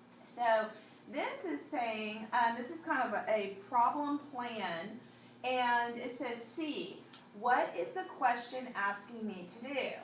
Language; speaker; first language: English; native; English